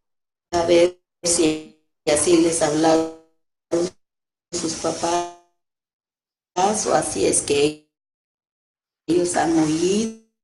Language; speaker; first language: Spanish; non-native, local second language; Kaqchikel